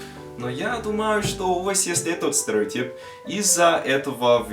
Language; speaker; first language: Russian; non-native, learner; English